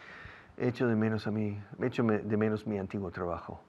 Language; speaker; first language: Spanish; non-native, fluent; English